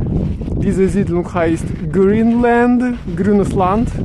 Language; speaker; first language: German; non-native, fluent; Russian